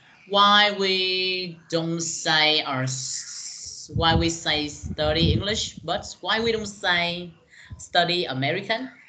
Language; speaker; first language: English; non-native, learner; Vietnamese